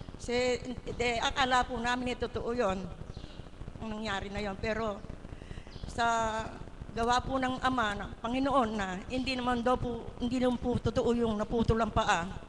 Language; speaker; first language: Filipino; native; Filipino